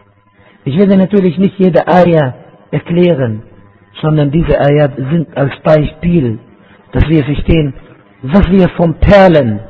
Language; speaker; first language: German; non-native, fluent; Arabic